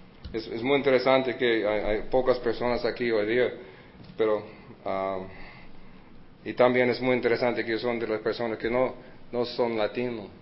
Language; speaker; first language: Spanish; early bilingual, heritage; Spanish